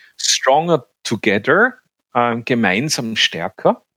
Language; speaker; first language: German; native; German